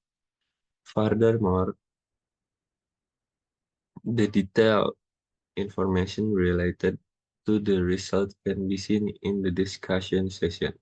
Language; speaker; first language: English; non-native, learner; Indonesian